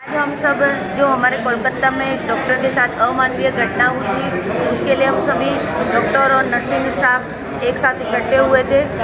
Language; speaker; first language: Hindi; native; Hindi